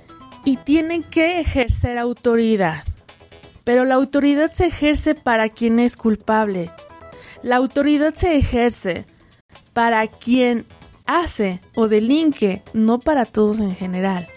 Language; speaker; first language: Spanish; native; Spanish